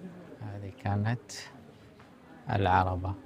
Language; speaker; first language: Arabic; native; Arabic